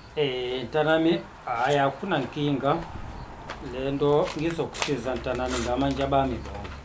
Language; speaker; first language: Zulu; native; Zulu